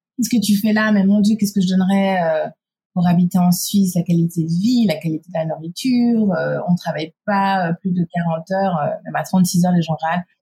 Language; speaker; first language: French; native; French